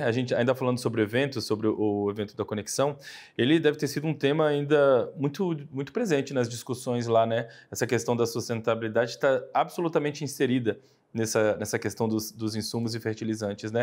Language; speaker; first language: Portuguese; native; Portuguese